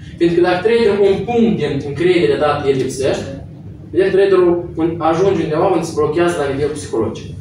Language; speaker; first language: Romanian; non-native, local second language; Russian